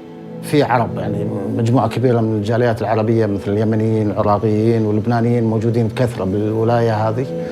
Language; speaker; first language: Arabic; native; Arabic